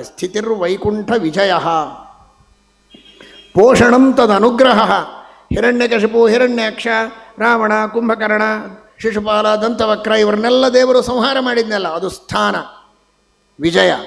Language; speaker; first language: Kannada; native; Kannada